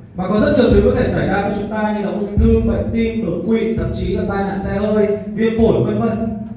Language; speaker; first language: Vietnamese; native; Vietnamese